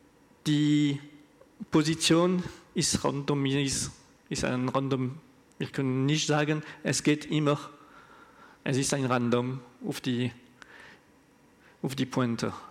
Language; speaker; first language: German; non-native, learner; French